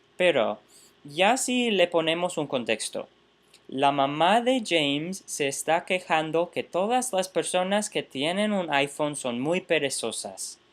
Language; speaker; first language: Spanish; non-native, fluent; English